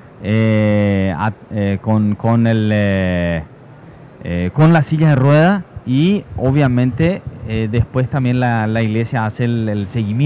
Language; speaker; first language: Spanish; native; Spanish